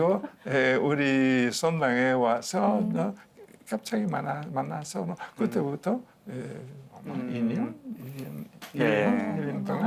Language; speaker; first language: Korean; non-native, learner; Spanish